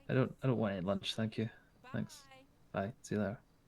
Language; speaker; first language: English; native; English